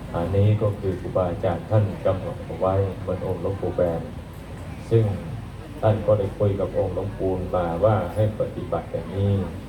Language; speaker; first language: Thai; native; Thai